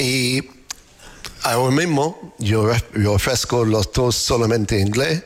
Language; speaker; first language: Spanish; non-native, learner; English